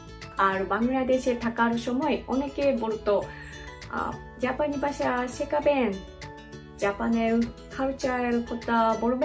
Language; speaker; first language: Bangla; non-native, learner; Japanese